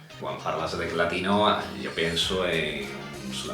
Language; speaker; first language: Catalan; non-native, local second language; Spanish